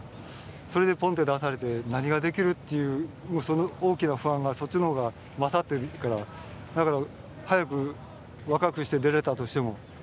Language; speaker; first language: Japanese; native; Japanese